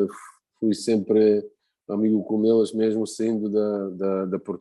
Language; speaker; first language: Portuguese; non-native, fluent; Bulgarian